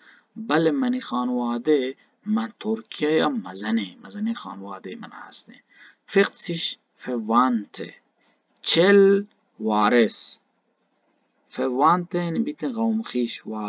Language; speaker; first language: German; non-native, learner; Baluchi